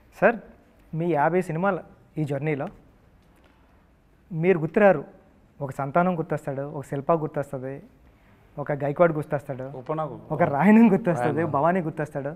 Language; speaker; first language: Telugu; native; Telugu